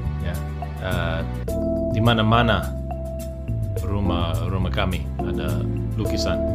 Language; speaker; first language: Indonesian; non-native, learner; English